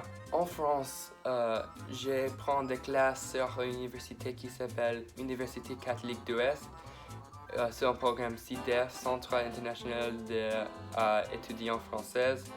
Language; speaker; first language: French; non-native, learner; English